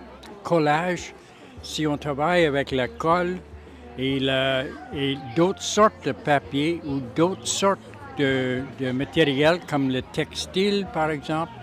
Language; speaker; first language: French; non-native, local second language; English